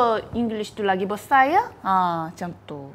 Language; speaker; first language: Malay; non-native, fluent; Korean